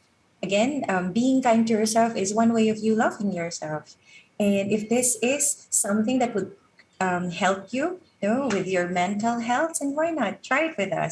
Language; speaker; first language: English; non-native, local second language; Filipino